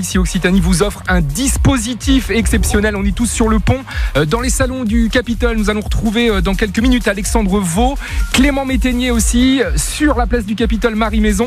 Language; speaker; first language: French; native; French